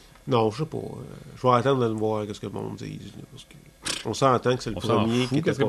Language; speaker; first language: French; native; French